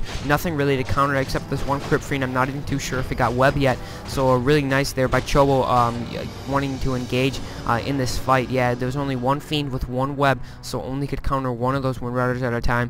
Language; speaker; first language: English; native; English